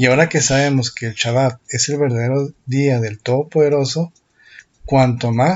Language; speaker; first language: Spanish; native; Spanish